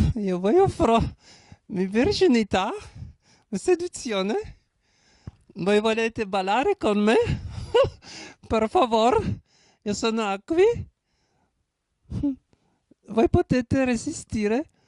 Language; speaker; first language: Italian; non-native, learner; German